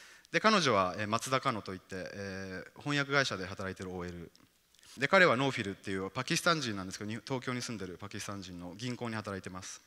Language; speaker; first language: Japanese; native; Japanese